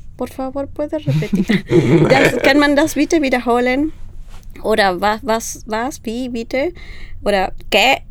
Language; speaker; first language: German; non-native, fluent; Spanish